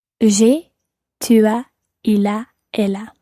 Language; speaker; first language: French; non-native, learner; English